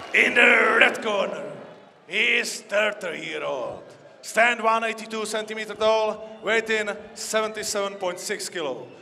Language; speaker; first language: English; non-native, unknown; Czech